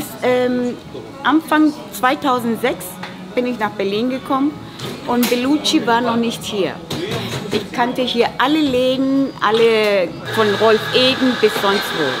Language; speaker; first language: German; non-native, fluent; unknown